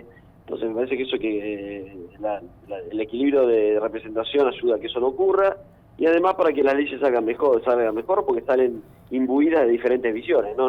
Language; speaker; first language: Spanish; native; Spanish